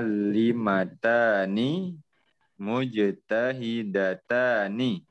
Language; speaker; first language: Arabic; non-native, learner; Indonesian